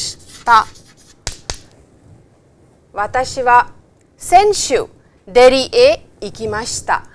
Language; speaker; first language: Japanese; non-native, fluent; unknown